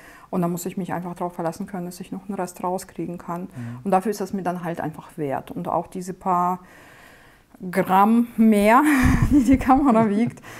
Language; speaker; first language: German; non-native, fluent; Russian